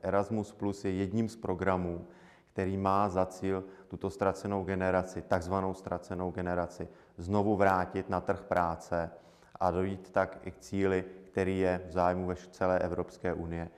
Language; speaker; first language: Czech; native; Czech